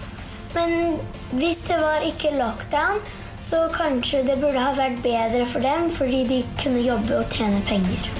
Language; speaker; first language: Norwegian; early bilingual, heritage; Norwegian